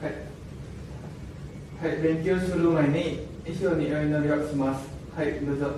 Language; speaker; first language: Japanese; non-native, learner; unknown